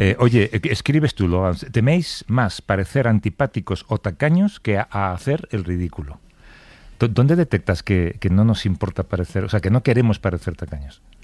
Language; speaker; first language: Spanish; native; Spanish